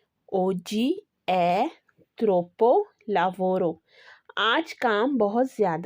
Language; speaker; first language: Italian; non-native, fluent; Urdu